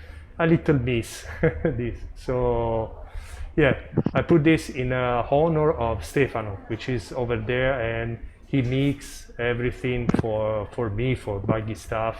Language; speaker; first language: English; non-native, fluent; Italian